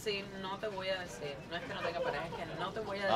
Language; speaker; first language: Spanish; native; Spanish